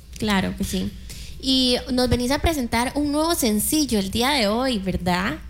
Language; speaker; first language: Spanish; native; Spanish